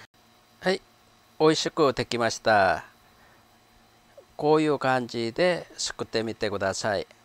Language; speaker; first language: Japanese; non-native, fluent; Korean